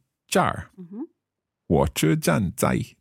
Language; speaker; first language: Chinese; non-native, learner; English